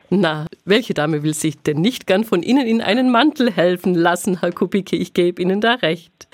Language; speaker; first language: German; native; German